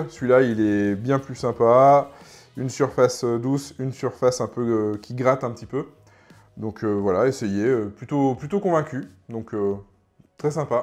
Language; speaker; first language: French; native; French